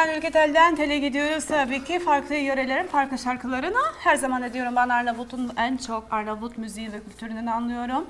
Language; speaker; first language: Turkish; non-native, fluent; Albanian